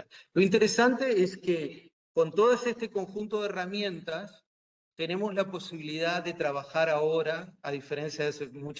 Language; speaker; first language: Spanish; native; Spanish